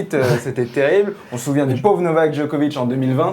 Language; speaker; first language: French; native; French